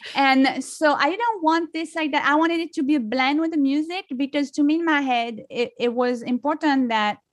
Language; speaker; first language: English; non-native, fluent; French